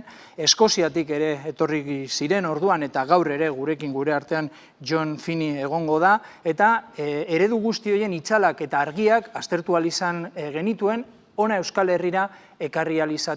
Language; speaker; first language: Basque; native; Basque